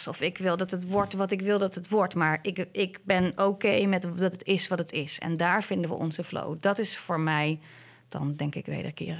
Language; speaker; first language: Dutch; native; Dutch